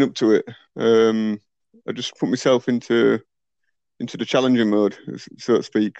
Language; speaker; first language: English; native; English